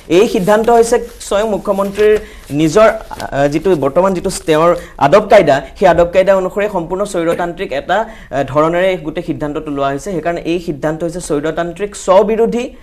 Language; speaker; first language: Assamese; native; Assamese